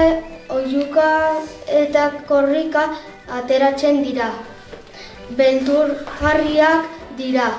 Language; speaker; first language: Basque; non-native, local second language; Spanish